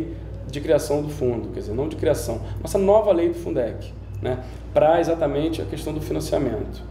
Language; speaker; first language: Portuguese; native; Portuguese